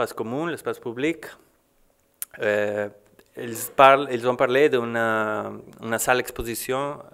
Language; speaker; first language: French; non-native, learner; Spanish